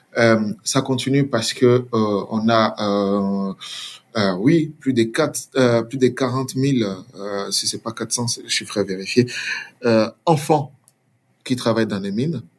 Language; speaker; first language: French; non-native, local second language; Swahili